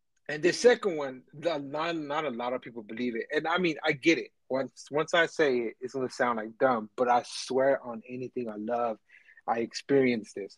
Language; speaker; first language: English; early bilingual, other home language; Spanish